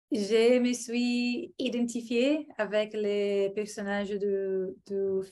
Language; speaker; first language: French; non-native, fluent; Portuguese